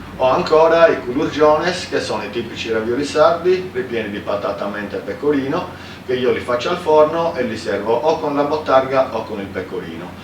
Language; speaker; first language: Italian; native; Italian